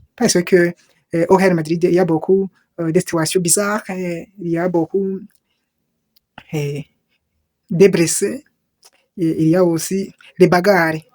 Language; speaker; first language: French; non-native, local second language; Kinyarwanda